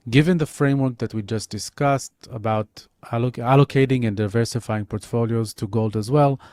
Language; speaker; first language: English; non-native, fluent; Hebrew